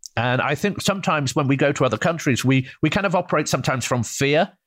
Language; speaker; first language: English; native; English